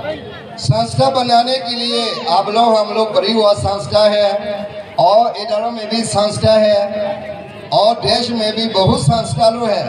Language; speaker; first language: Hindi; non-native, learner; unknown